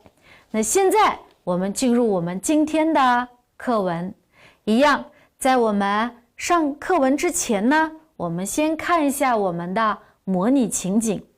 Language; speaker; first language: Chinese; non-native, local second language; Uyghur